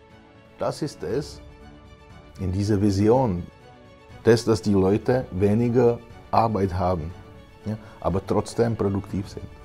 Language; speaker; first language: German; non-native, fluent; Czech